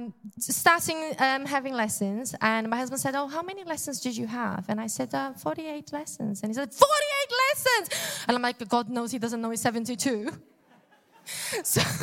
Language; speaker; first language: English; non-native, learner; Portuguese